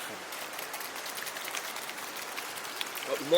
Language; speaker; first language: Japanese; native; Japanese